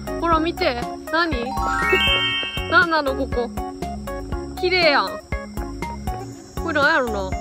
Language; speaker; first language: Japanese; native; Japanese